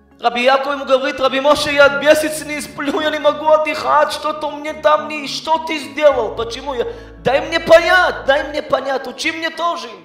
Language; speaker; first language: Russian; early bilingual, heritage; Hebrew